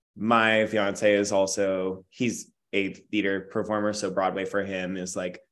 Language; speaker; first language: English; native; English